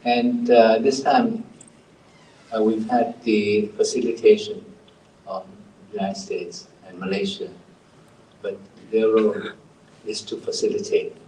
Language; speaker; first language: English; non-native, fluent; Thai